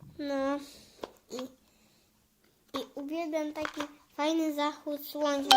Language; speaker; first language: Polish; native; Polish